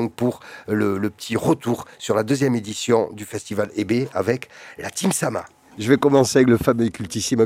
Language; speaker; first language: French; native; French